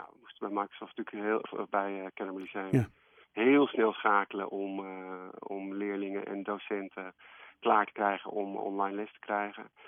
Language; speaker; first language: Dutch; native; Dutch